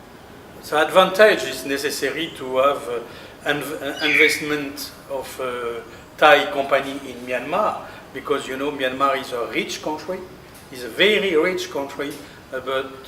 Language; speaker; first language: English; non-native, learner; French